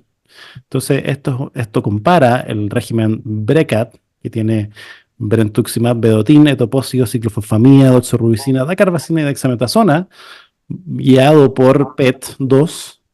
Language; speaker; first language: Spanish; native; Spanish